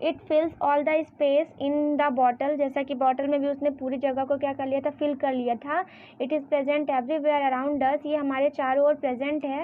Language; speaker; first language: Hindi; native; Hindi